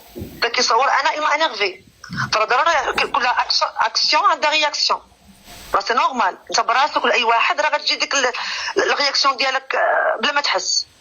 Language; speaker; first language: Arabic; native; Arabic